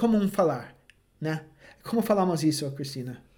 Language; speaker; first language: Portuguese; non-native, fluent; English